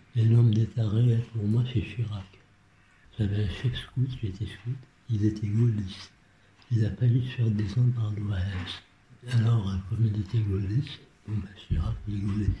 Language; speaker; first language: French; non-native, local second language; Arabic